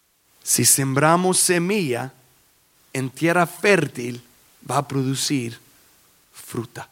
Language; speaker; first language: Spanish; early bilingual, heritage; English